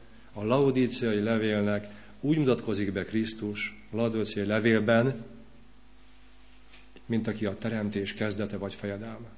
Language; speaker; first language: Hungarian; native; Hungarian